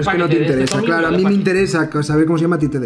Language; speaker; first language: Spanish; native; Spanish